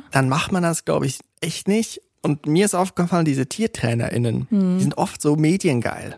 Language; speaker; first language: German; non-native, local second language; Swiss German